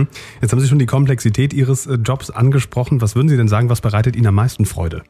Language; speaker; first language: German; native; German